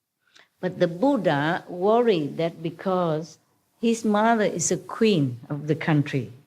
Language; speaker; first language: English; non-native, fluent; Vietnamese